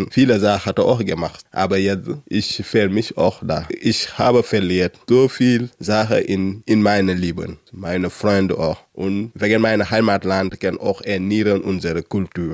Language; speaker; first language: German; non-native, learner; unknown